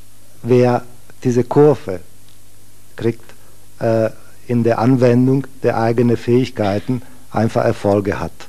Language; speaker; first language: German; non-native, fluent; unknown